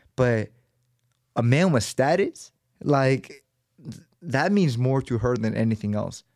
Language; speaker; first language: English; native; English